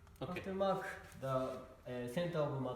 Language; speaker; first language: English; non-native, learner; Japanese